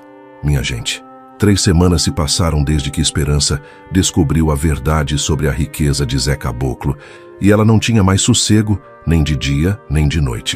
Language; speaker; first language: Portuguese; native; Portuguese